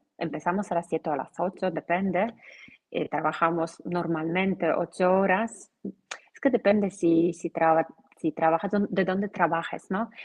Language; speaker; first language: Spanish; non-native, fluent; Polish